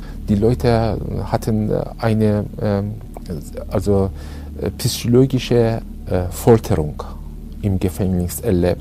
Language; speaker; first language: German; non-native, learner; Persian